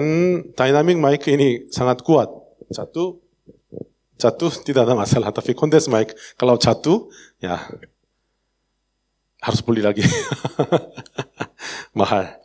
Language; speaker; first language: Indonesian; non-native, learner; Korean